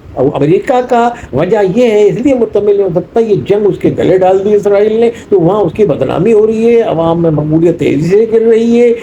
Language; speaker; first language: Urdu; non-native, local second language; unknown